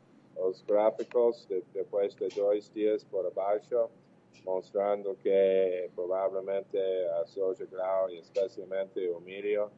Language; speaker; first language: Portuguese; non-native, fluent; English